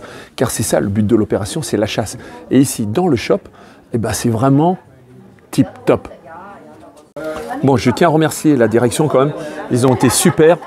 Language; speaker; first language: French; native; French